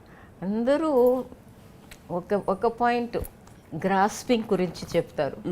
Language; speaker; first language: Telugu; non-native, fluent; Tamil